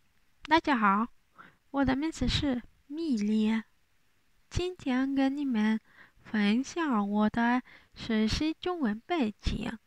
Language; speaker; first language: Chinese; non-native, learner; Spanish